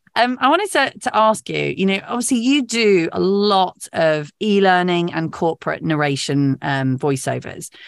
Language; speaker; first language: English; native; English